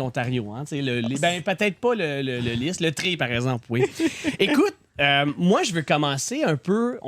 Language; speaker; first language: French; native; French